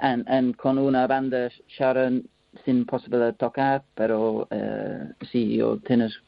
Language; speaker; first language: Spanish; non-native, learner; English